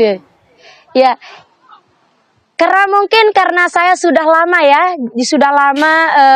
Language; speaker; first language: Indonesian; non-native, local second language; Sasak